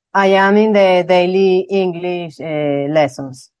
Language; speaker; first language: English; non-native, learner; Spanish